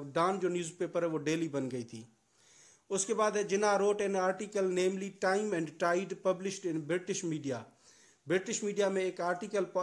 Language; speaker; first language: Urdu; non-native, local second language; Sindhi